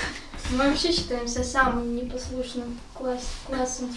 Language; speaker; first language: Russian; native; Russian